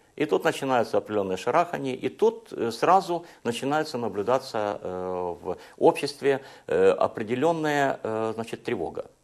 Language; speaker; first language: Russian; non-native, local second language; Hungarian